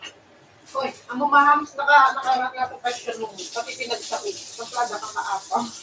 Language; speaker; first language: Filipino; native; Filipino